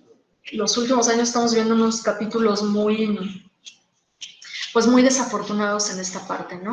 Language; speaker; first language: Spanish; native; Spanish